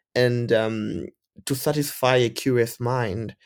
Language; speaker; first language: English; non-native, local second language; Bemba